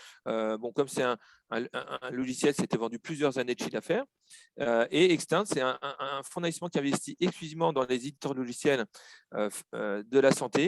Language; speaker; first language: French; native; French